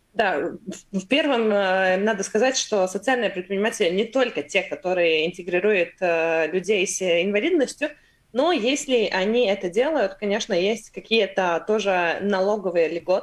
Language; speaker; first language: Russian; non-native, local second language; Latvian